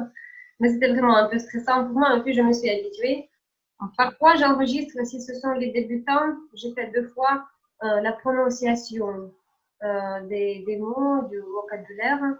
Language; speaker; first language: French; non-native, fluent; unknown